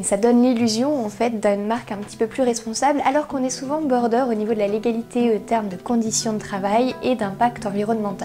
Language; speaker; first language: French; native; French